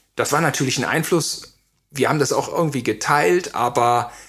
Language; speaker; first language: German; native; German